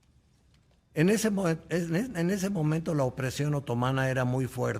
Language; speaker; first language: Spanish; native; Spanish